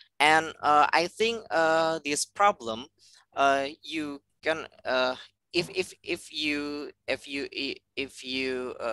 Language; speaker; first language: English; non-native, fluent; Indonesian